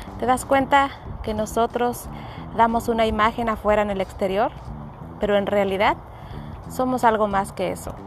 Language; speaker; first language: Spanish; native; Spanish